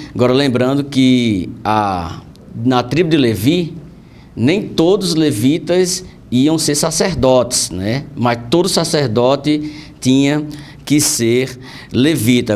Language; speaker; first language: Portuguese; native; Portuguese